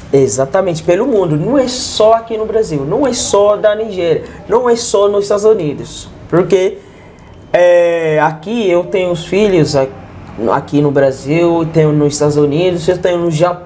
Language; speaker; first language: Portuguese; non-native, learner; Yoruba